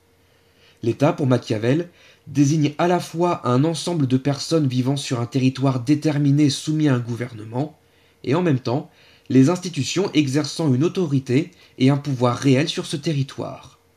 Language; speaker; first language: French; native; French